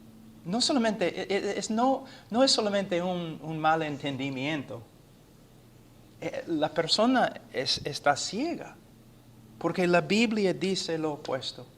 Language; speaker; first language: Spanish; non-native, fluent; English